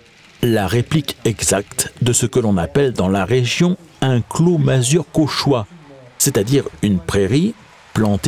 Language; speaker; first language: French; native; French